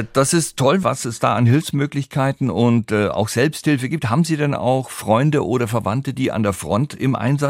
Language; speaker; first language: German; native; German